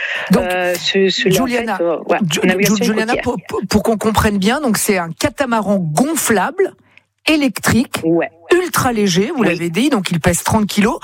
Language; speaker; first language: French; native; French